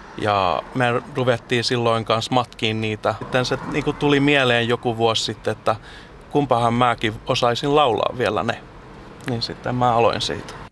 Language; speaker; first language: Finnish; early bilingual, heritage; Finnish